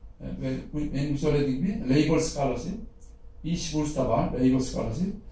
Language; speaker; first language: Turkish; non-native, fluent; Korean